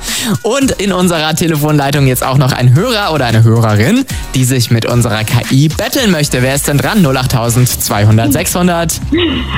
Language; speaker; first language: German; native; German